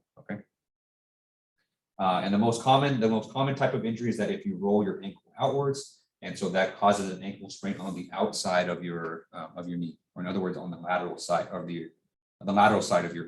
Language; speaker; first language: English; native; English